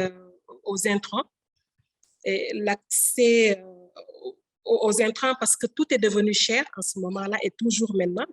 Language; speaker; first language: French; non-native, local second language; Wolof